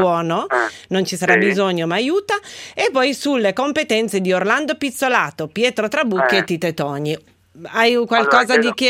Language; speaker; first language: Italian; native; Italian